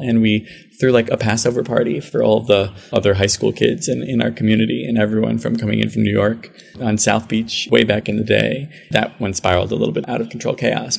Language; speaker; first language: English; native; English